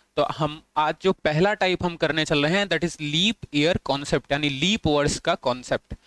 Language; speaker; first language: Hindi; native; Hindi